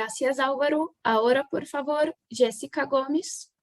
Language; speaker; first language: Spanish; non-native, fluent; Portuguese